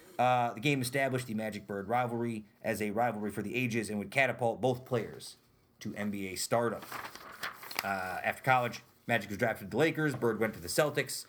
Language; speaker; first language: English; native; English